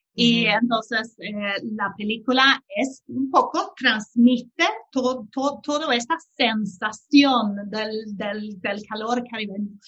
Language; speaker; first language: Spanish; non-native, fluent; Swedish